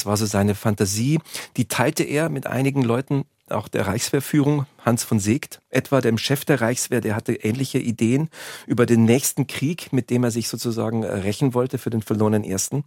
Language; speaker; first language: German; native; German